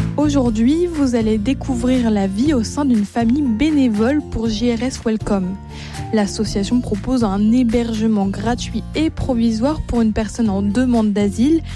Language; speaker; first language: French; native; French